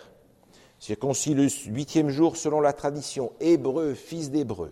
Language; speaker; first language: French; native; French